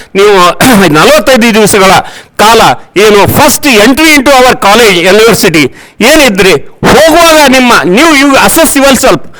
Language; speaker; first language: Kannada; native; Kannada